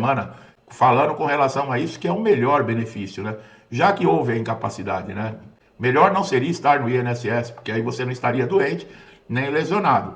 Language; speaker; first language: Portuguese; native; Portuguese